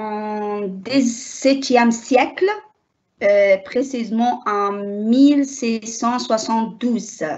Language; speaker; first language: French; non-native, learner; Arabic